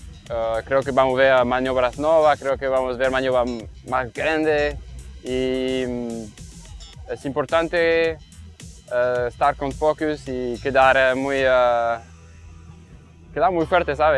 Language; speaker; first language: Spanish; non-native, fluent; French